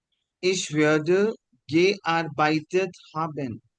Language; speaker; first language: German; non-native, fluent; Hindi